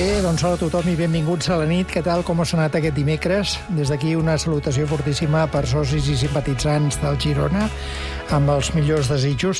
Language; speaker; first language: Catalan; native; Catalan